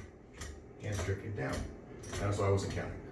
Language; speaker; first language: English; native; English